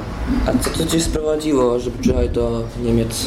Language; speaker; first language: Polish; early bilingual, heritage; Polish